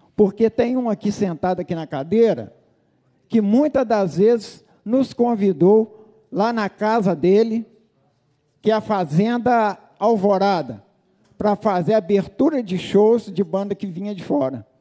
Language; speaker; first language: Portuguese; native; Portuguese